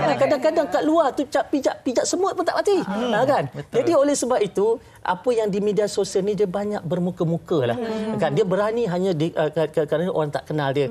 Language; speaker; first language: Malay; native; Malay